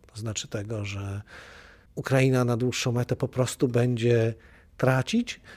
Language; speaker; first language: Polish; native; Polish